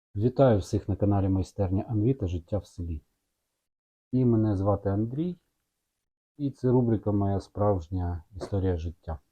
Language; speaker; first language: Ukrainian; non-native, local second language; Russian